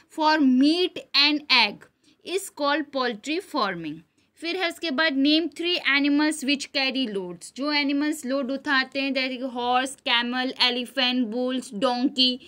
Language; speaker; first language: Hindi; non-native, local second language; Gujarati